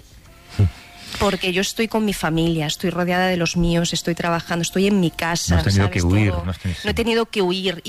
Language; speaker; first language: Spanish; native; Spanish